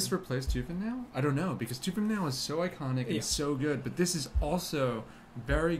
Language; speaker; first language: English; native; English